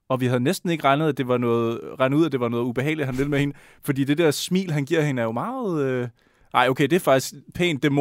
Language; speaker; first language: Danish; native; Danish